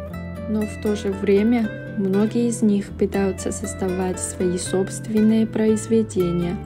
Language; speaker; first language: Russian; non-native, fluent; Chinese